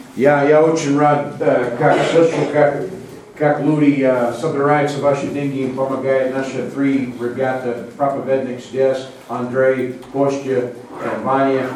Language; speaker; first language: Russian; non-native, learner; English